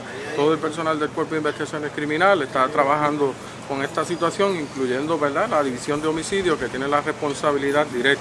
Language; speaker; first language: Spanish; native; Spanish